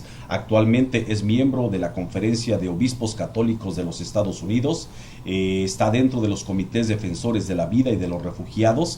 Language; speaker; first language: Spanish; native; Spanish